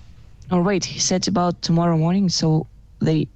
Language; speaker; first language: English; non-native, fluent; Russian